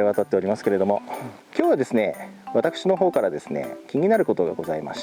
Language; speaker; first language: Japanese; native; Japanese